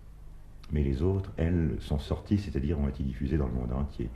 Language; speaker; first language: French; native; French